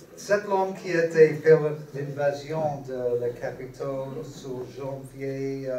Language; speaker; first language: French; non-native, learner; English